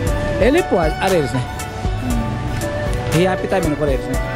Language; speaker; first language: Japanese; non-native, fluent; Balinese